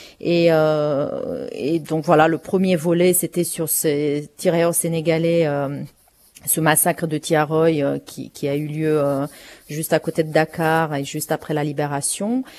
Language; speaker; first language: French; non-native, fluent; Romanian